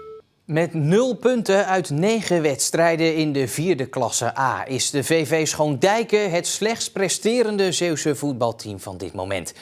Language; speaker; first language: Dutch; native; Dutch